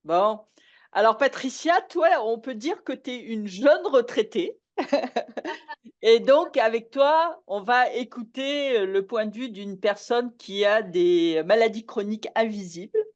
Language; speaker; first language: French; native; French